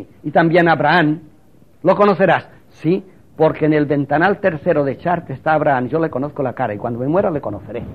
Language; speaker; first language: Spanish; native; Spanish